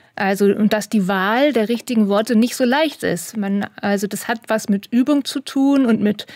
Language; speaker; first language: German; native; German